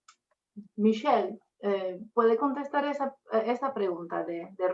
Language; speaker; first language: Spanish; non-native, fluent; English